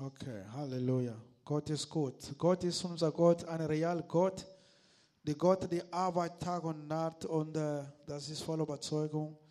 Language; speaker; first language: German; non-native, learner; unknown